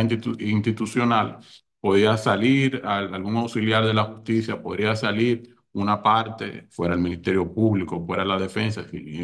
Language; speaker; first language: Spanish; native; Spanish